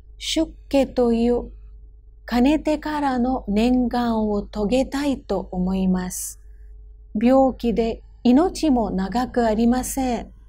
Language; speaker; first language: Japanese; non-native, fluent; Hindi